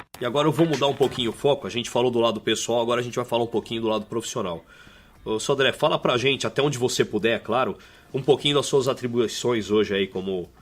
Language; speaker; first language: Portuguese; native; Portuguese